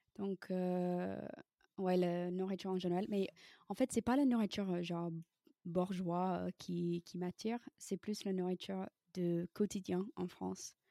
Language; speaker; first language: French; non-native, fluent; English